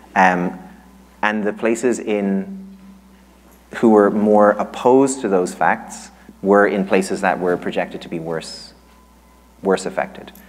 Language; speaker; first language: English; native; English